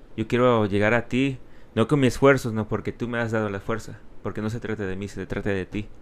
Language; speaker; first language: Spanish; early bilingual, heritage; Spanish